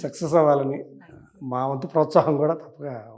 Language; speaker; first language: Telugu; native; Telugu